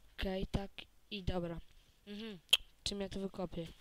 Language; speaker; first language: Polish; native; Polish